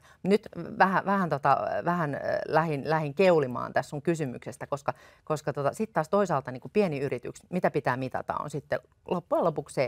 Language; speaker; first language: Finnish; native; Finnish